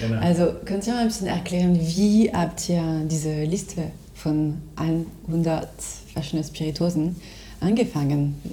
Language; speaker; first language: German; non-native, fluent; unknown